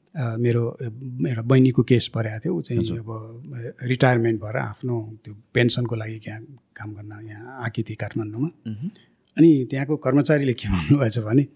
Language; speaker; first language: Nepali; native; Nepali